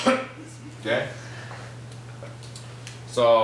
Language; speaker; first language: English; non-native, fluent; Japanese